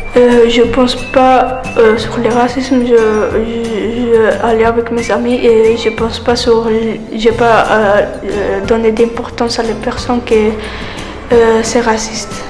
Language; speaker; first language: French; non-native, learner; Spanish